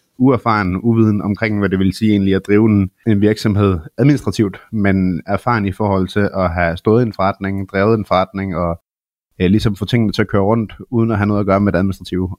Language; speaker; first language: Danish; early bilingual, other home language; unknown